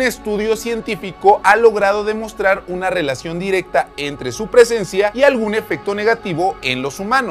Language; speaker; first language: Spanish; native; Spanish